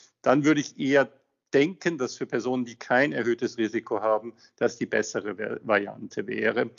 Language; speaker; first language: German; native; German